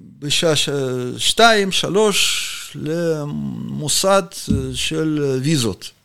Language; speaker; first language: Hebrew; non-native, fluent; Russian